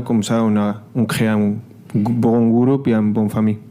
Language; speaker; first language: French; non-native, learner; Spanish